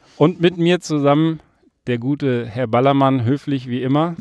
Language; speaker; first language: German; native; German